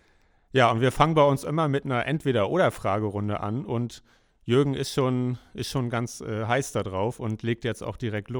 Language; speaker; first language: German; native; German